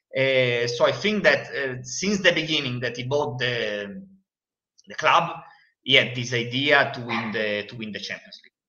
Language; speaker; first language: English; non-native, fluent; Italian